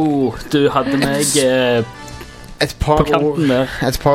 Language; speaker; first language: Norwegian; native; Norwegian